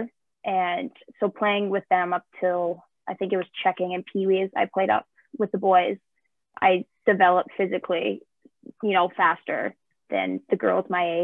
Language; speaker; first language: English; native; English